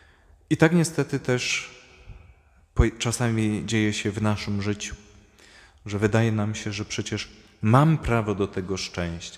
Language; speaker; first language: Polish; native; Polish